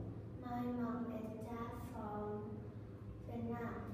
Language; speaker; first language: English; non-native, learner; Vietnamese